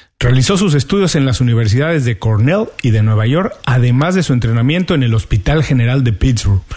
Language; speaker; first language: Spanish; native; Spanish